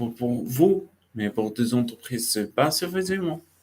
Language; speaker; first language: French; non-native, learner; Arabic